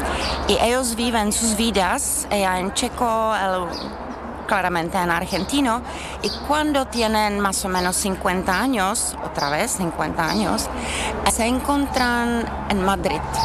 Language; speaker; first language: Spanish; non-native, fluent; Czech